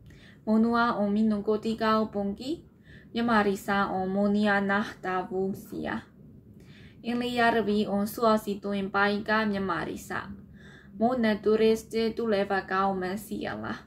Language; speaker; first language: Finnish; non-native, learner; Burmese